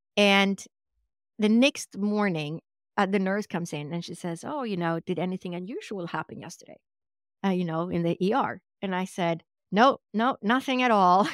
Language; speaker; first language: English; non-native, fluent; Swedish